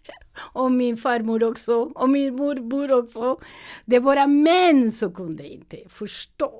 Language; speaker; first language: Swedish; non-native, learner; Spanish